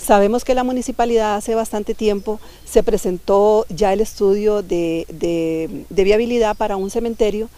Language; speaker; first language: Spanish; native; Spanish